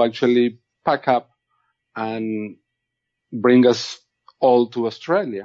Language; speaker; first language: English; non-native, fluent; Spanish